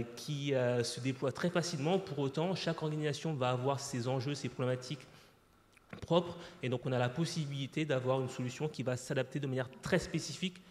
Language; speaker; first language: French; native; French